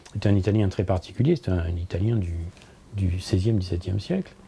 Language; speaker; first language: French; native; French